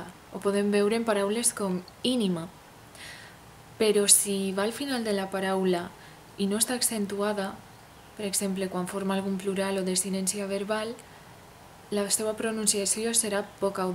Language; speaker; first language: Catalan; non-native, fluent; Romanian